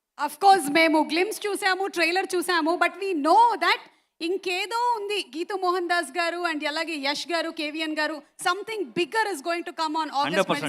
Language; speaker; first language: Telugu; native; Telugu